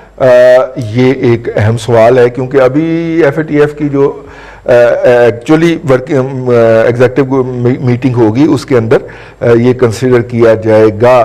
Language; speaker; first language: Urdu; non-native, local second language; Punjabi